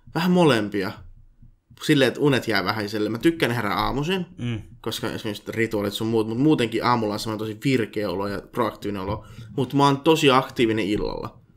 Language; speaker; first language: Finnish; native; Finnish